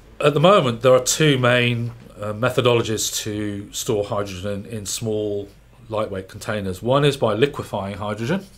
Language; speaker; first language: English; native; English